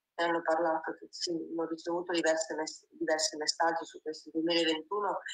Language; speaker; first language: Italian; native; Italian